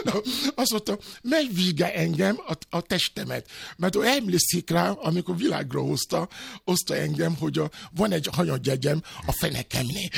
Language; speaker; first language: Hungarian; non-native, fluent; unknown